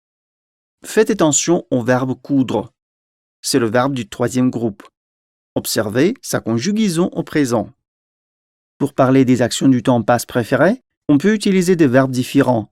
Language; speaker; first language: French; non-native, fluent; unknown